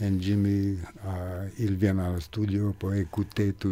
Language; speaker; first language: French; non-native, learner; English